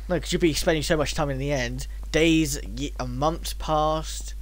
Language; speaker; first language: English; native; English